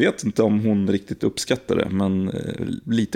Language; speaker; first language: Swedish; native; Swedish